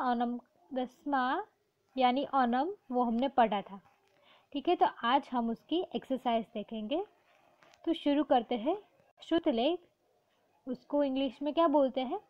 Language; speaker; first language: Hindi; non-native, local second language; Gujarati